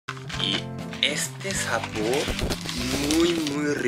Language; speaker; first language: Spanish; non-native, learner; Japanese